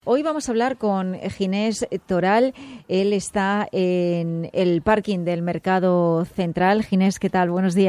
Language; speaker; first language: Spanish; native; Spanish